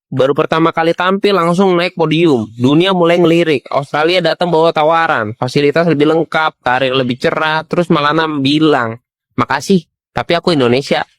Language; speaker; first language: Indonesian; native; Indonesian